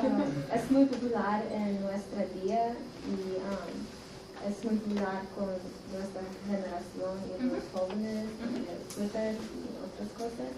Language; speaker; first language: Spanish; non-native, learner; English